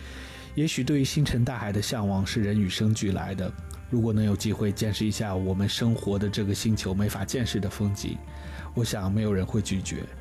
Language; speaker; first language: Chinese; native; Chinese